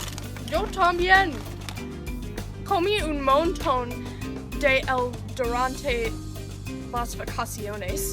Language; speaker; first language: Spanish; non-native, learner; English